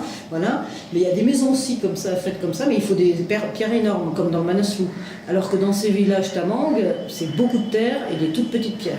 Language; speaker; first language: French; native; French